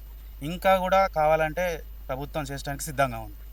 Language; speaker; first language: Telugu; native; Telugu